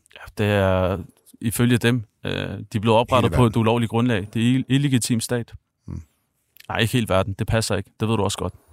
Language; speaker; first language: Danish; early bilingual, other home language; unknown